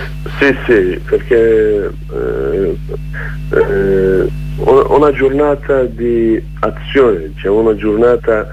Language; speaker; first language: Italian; non-native, learner; Kurdish